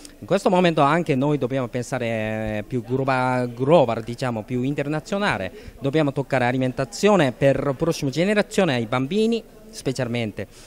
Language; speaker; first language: Italian; non-native, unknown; Japanese